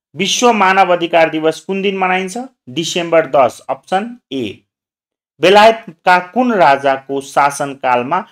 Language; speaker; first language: Nepali; non-native, local second language; Maithili